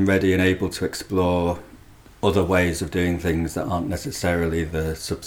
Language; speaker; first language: English; native; English